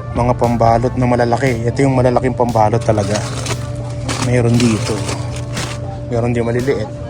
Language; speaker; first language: Filipino; non-native, local second language; Pampanga